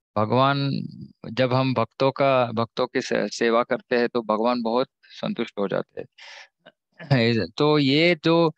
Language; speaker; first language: Hindi; non-native, local second language; Kannada